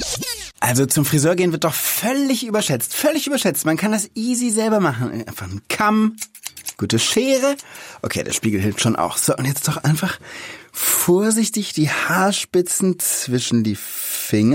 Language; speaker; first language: German; native; German